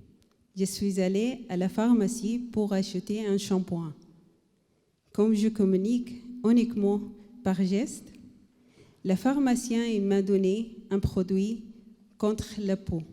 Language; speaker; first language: French; non-native, learner; Arabic